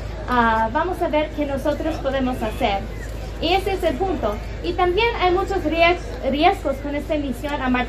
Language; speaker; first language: Spanish; non-native, learner; English